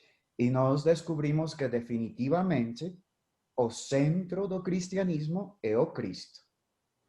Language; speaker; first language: Portuguese; non-native, fluent; Spanish